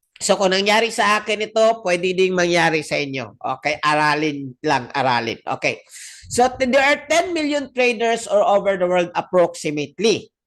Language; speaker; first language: Filipino; non-native, local second language; Cebuano